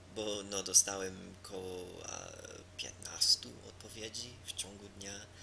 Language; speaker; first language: Polish; non-native, learner; English